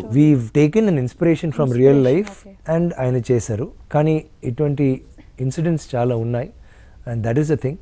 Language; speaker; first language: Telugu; non-native, local second language; Tamil